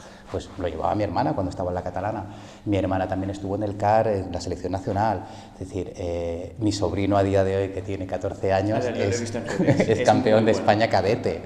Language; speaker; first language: Spanish; early bilingual, other home language; Korean